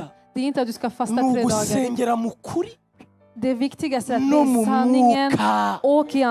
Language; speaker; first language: Swedish; early bilingual, other home language; Kinyarwanda